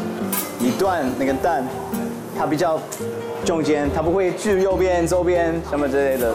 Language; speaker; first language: Chinese; non-native, learner; English